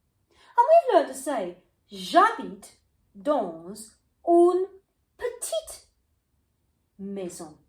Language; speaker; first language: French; non-native, fluent; English